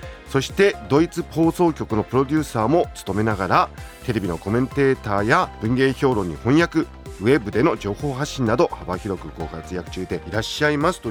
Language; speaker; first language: Japanese; native; Japanese